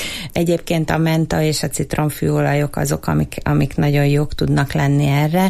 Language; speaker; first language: Hungarian; native; Hungarian